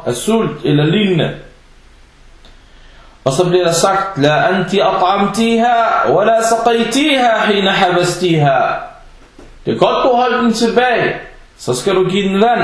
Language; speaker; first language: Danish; non-native, fluent; Arabic